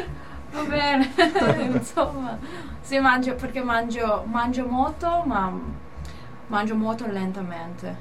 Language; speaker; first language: Italian; non-native, learner; Cantonese